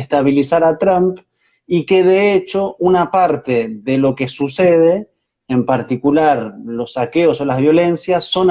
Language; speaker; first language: Spanish; native; Spanish